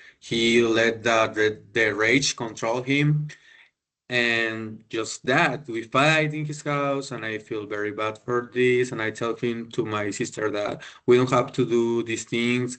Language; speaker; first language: English; non-native, learner; Spanish